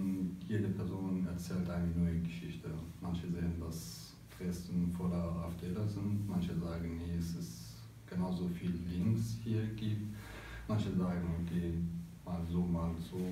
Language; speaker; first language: German; non-native, fluent; Arabic